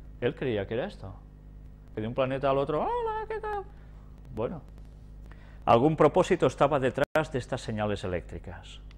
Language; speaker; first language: Spanish; native; Spanish